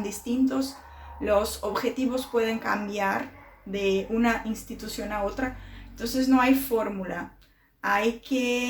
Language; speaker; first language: Spanish; non-native, fluent; Portuguese